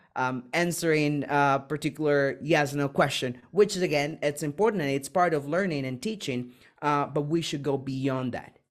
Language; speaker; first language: English; non-native, fluent; Spanish